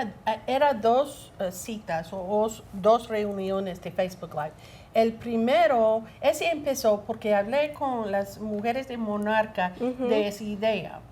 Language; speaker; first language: Spanish; non-native, learner; English